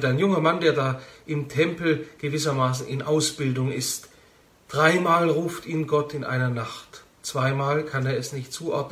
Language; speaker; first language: German; native; German